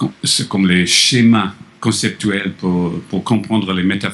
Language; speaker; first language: French; non-native, fluent; English